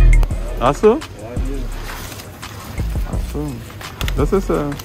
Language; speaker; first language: German; non-native, learner; Lingala